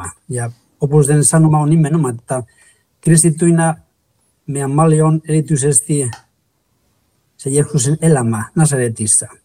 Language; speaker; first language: Finnish; non-native, fluent; Spanish